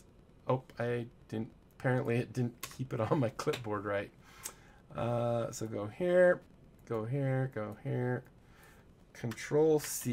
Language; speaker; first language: English; native; English